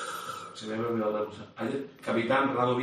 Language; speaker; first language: Spanish; native; Spanish